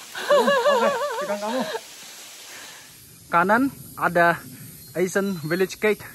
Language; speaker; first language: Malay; non-native, fluent; Chinese